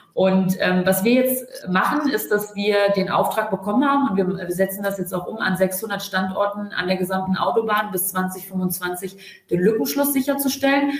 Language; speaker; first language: German; early bilingual, other home language; Turkish